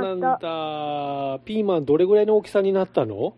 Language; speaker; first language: Japanese; native; Japanese